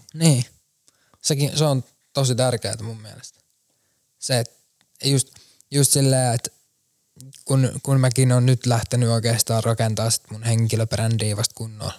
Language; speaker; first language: Finnish; native; Finnish